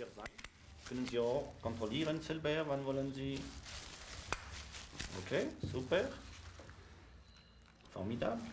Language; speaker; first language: German; non-native, learner; French